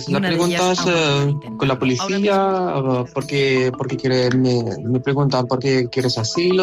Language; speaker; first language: Spanish; non-native, learner; Arabic